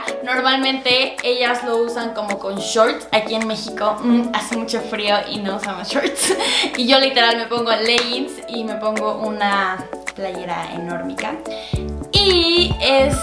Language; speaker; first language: Spanish; native; Spanish